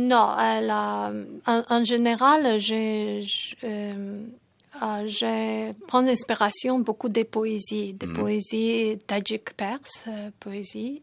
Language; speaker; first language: French; non-native, fluent; Tajik